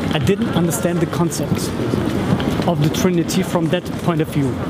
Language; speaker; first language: English; non-native, fluent; German